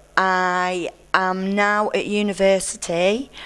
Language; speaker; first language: English; native; English